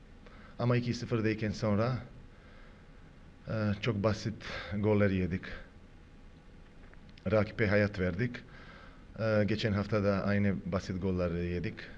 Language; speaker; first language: Turkish; non-native, fluent; Croatian